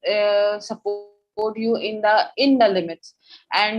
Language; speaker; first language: English; non-native, learner; Urdu